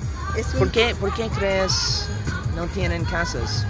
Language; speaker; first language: Spanish; non-native, learner; English